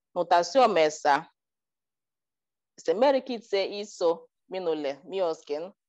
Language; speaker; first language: Finnish; non-native, learner; Igbo